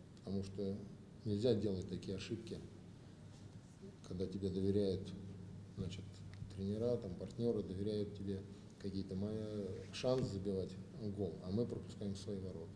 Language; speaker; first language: Russian; native; Russian